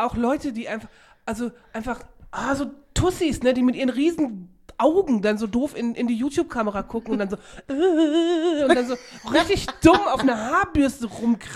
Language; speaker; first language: German; native; German